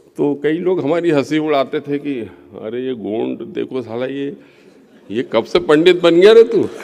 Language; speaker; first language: Hindi; non-native, local second language; Gondi